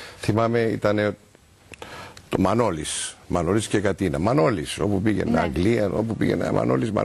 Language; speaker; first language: Greek; early bilingual, heritage; Greek